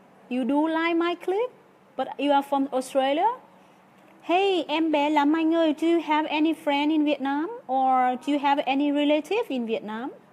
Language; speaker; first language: English; non-native, fluent; Vietnamese